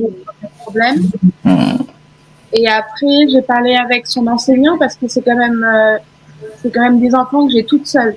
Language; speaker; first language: French; native; French